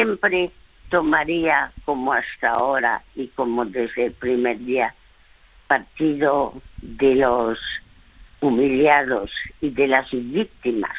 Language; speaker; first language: Spanish; early bilingual, other home language; French